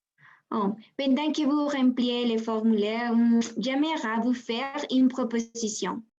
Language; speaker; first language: French; non-native, learner; Spanish